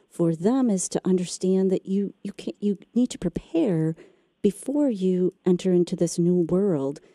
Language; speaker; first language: English; native; English